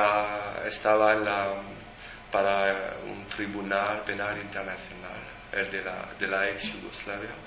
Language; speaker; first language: Spanish; non-native, fluent; French